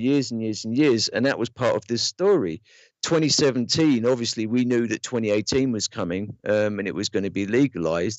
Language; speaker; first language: English; native; English